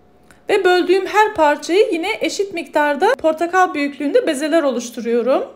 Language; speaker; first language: Turkish; native; Turkish